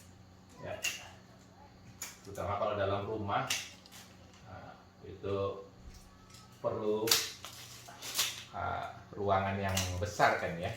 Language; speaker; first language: Indonesian; native; Indonesian